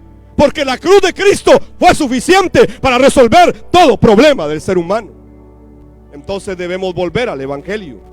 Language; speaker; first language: Spanish; native; Spanish